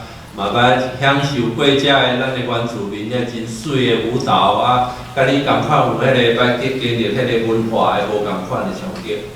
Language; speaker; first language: Chinese; native; Chinese